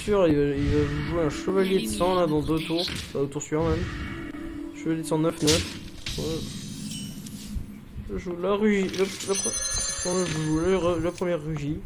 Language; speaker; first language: French; native; French